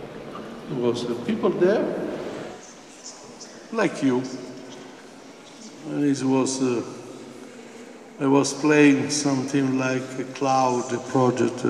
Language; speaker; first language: English; non-native, fluent; Italian